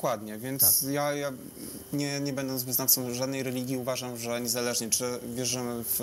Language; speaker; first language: Polish; native; Polish